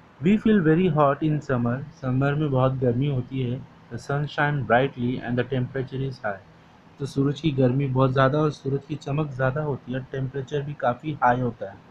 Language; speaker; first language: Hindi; non-native, local second language; Marathi